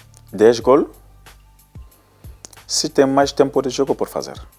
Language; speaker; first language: Portuguese; non-native, learner; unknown